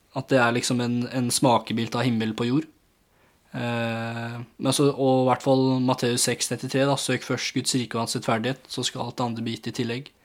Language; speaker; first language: Norwegian; early bilingual, other home language; English